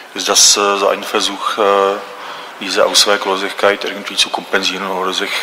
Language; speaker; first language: German; non-native, fluent; Czech